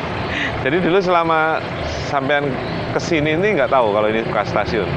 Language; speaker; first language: Indonesian; native; Indonesian